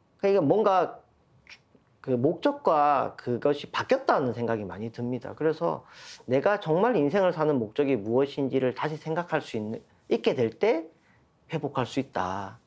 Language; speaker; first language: Korean; native; Korean